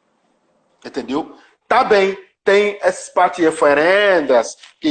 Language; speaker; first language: Portuguese; non-native, learner; Yoruba